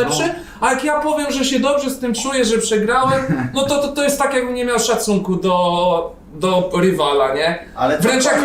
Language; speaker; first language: Polish; native; Polish